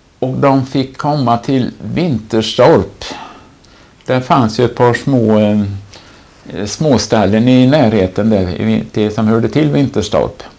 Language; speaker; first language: Swedish; native; Swedish